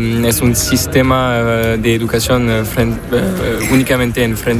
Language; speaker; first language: Spanish; non-native, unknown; French